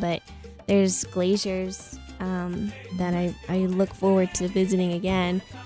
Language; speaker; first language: English; early bilingual, other home language; Spanish